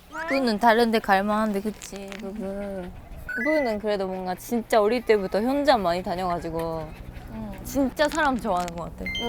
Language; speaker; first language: Korean; non-native, fluent; Japanese